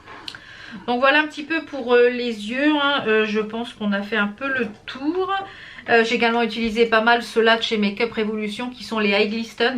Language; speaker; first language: French; native; French